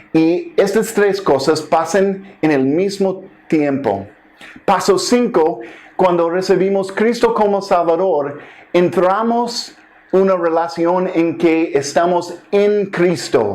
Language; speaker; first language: Spanish; non-native, fluent; English